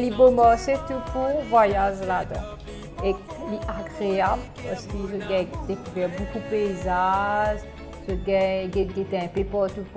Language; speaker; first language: French; non-native, local second language; Morisyen